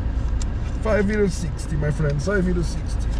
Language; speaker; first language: English; non-native, learner; Portuguese